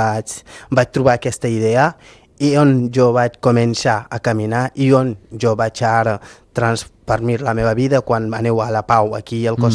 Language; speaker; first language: Catalan; non-native, fluent; Fula